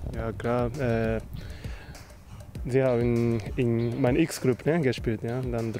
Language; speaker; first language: German; non-native, learner; Japanese